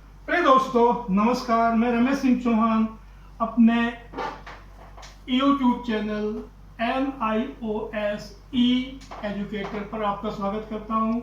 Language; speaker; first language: Hindi; native; Hindi